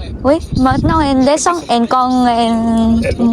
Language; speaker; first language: French; non-native, learner; Vietnamese